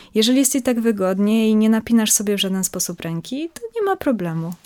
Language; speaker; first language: Polish; native; Polish